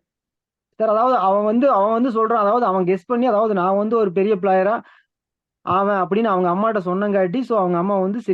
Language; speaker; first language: Tamil; native; Tamil